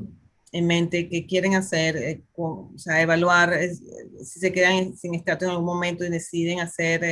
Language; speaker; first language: Spanish; native; Spanish